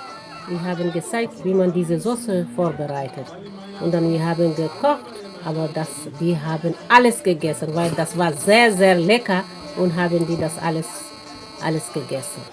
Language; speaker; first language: German; non-native, fluent; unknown